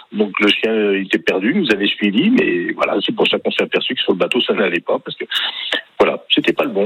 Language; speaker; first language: French; native; French